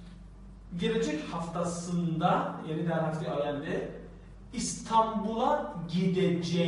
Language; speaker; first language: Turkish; non-native, fluent; Persian